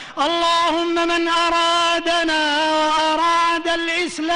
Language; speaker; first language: Arabic; native; Arabic